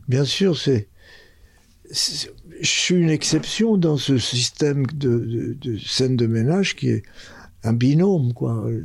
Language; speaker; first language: French; early bilingual, other home language; Spanish